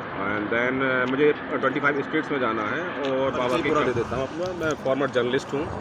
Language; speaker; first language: Hindi; native; Hindi